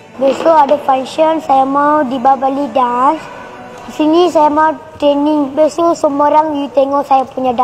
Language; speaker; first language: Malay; non-native, local second language; Tamil